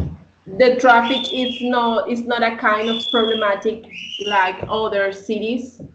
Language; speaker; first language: English; non-native, learner; Spanish